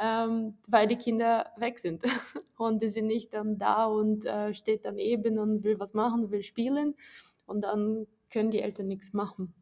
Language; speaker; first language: German; non-native, fluent; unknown